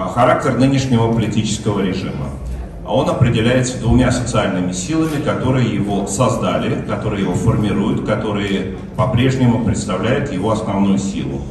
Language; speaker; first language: Russian; native; Russian